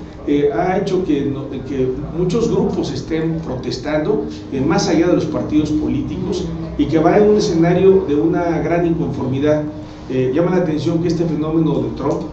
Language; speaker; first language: Spanish; native; Spanish